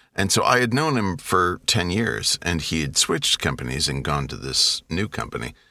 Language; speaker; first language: English; native; English